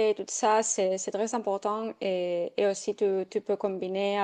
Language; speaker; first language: French; non-native, fluent; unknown